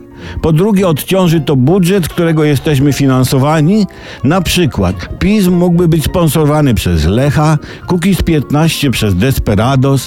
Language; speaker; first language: Polish; native; Polish